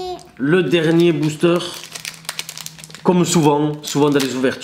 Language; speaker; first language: French; native; French